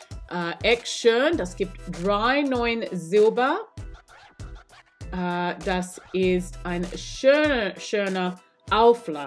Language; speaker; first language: German; non-native, learner; English